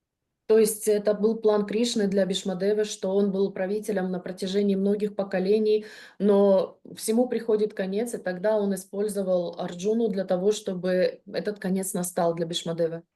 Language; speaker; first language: Russian; native; Russian